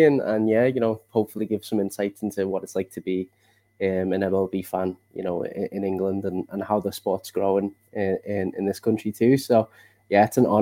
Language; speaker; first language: English; native; English